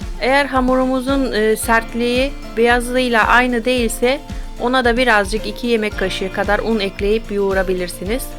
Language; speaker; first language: Turkish; native; Turkish